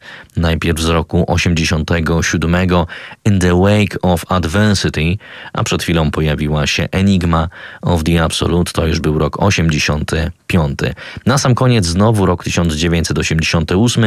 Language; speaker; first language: Polish; native; Polish